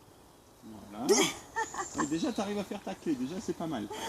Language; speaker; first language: French; native; French